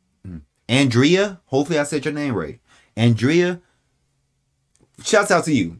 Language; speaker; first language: English; native; English